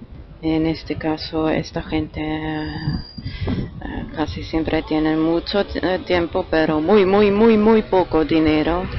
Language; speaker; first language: Spanish; non-native, fluent; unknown